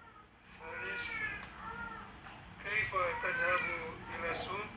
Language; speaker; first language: Arabic; non-native, learner; Indonesian